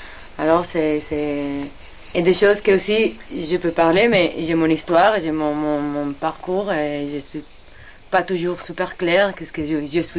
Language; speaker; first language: French; non-native, fluent; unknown